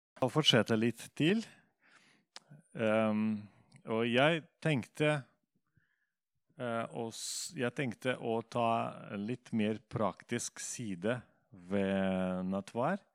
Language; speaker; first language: Norwegian; non-native, fluent; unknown